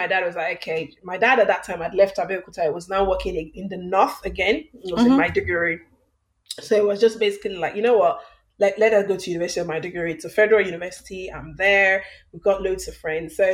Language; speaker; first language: English; non-native, local second language; Yoruba